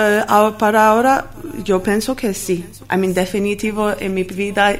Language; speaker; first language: Spanish; non-native, learner; Armenian